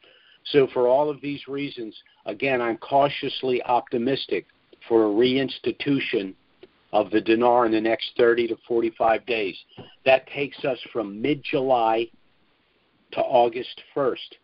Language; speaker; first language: English; native; English